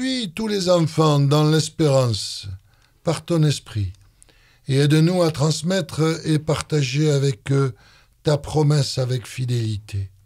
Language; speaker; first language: French; native; French